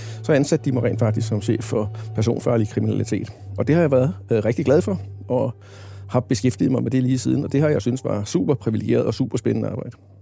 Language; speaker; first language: Danish; native; Danish